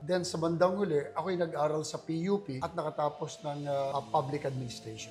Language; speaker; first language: Filipino; native; Filipino